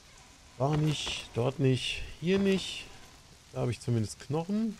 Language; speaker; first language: German; native; German